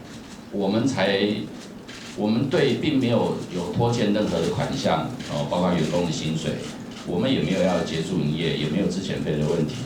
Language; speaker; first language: Chinese; native; Chinese